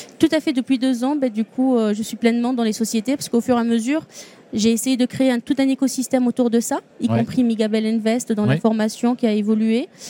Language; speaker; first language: French; non-native, local second language; Arabic